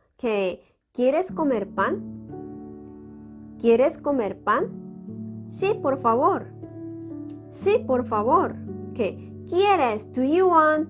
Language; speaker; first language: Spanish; non-native, fluent; Korean